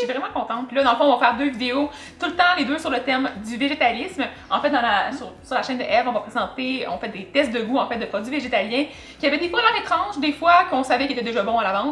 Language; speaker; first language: French; native; French